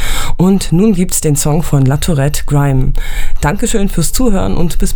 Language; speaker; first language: German; native; German